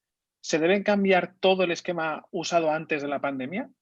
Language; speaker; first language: Spanish; native; Spanish